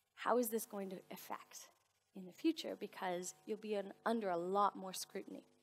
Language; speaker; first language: English; native; English